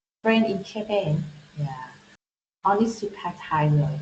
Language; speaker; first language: English; non-native, learner; Vietnamese